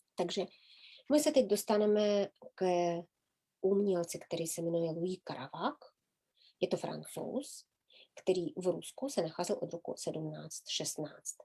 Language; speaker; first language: Czech; native; Czech